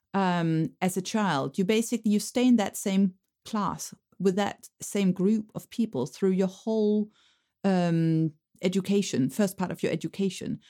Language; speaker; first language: English; non-native, fluent; Danish